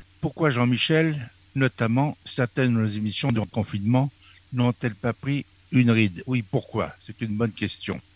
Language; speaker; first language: French; native; French